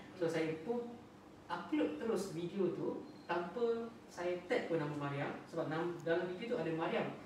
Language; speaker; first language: Malay; native; Malay